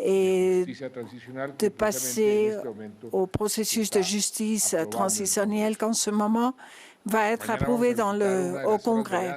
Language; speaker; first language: French; non-native, fluent; Spanish